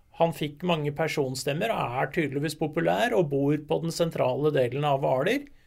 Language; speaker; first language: Norwegian; native; Norwegian